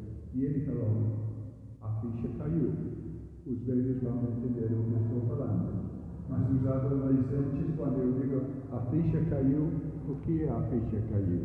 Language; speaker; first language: Portuguese; non-native, fluent; English